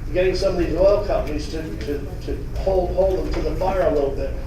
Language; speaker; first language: English; native; English